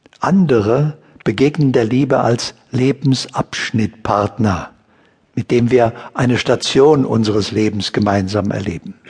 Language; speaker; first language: German; native; German